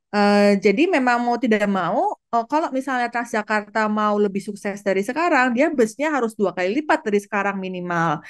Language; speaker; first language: Indonesian; native; Indonesian